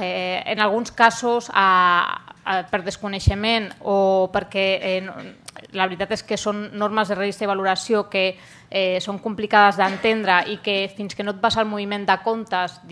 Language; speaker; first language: Catalan; native; Catalan